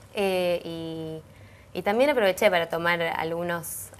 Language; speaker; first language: Spanish; native; Spanish